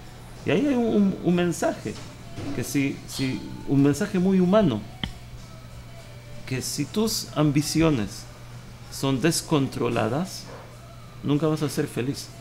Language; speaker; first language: Spanish; early bilingual, heritage; Hebrew